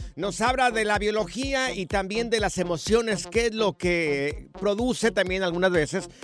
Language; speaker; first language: Spanish; native; Spanish